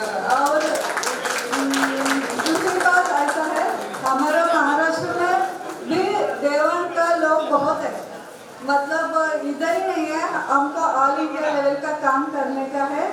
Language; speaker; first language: Hindi; non-native, local second language; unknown